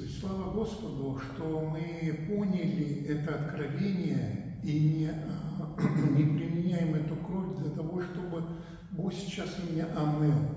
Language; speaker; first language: Russian; native; Russian